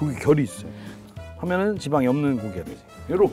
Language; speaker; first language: Korean; native; Korean